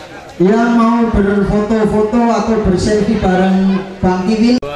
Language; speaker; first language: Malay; non-native, local second language; Javanese